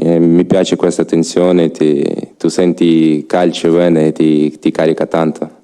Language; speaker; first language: Italian; non-native, learner; Ukrainian